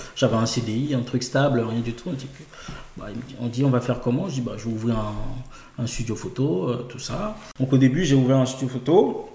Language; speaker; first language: French; non-native, local second language; Ewe